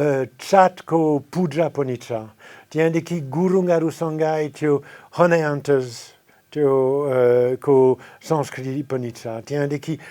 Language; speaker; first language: Nepali; non-native, fluent; French